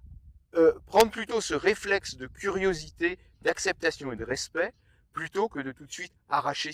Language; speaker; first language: French; native; French